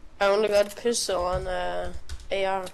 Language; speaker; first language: English; non-native, fluent; Danish